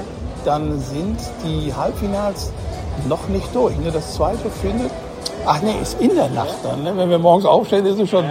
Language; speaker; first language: German; native; German